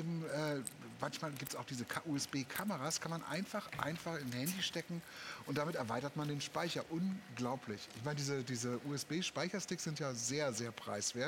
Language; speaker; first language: German; native; German